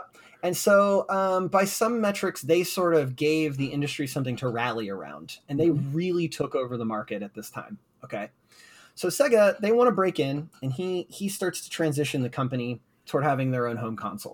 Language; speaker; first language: English; native; English